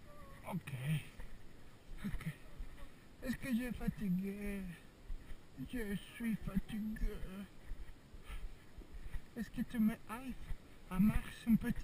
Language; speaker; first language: French; non-native, learner; Spanish